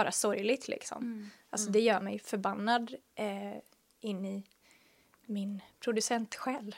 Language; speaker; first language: Swedish; native; Swedish